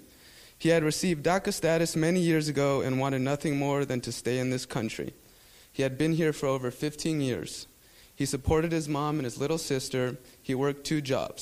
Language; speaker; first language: English; early bilingual, other home language; Spanish